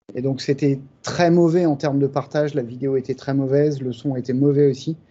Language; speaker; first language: French; native; French